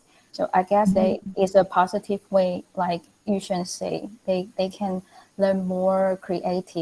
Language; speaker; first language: English; non-native, learner; Chinese